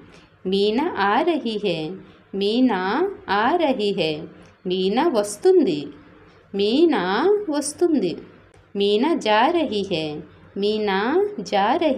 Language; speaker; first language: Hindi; non-native, local second language; Odia